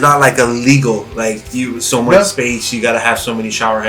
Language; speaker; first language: English; native; English